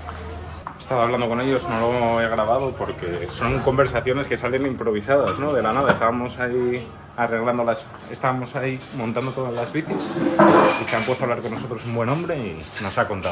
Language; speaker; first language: Spanish; native; Spanish